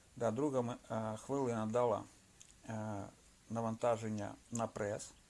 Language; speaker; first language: Ukrainian; non-native, local second language; Russian